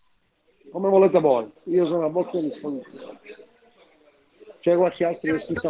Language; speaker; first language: Italian; native; Italian